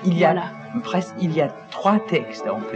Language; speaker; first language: French; non-native, learner; Danish